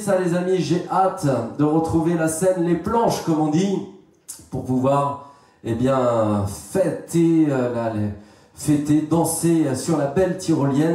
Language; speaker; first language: French; native; French